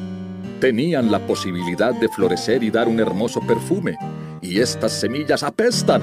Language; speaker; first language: Spanish; native; Spanish